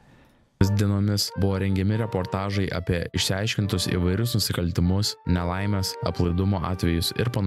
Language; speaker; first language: Lithuanian; native; Lithuanian